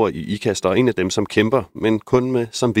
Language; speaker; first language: Danish; native; Danish